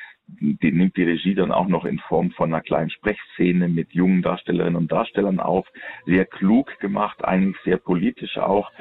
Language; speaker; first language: German; native; German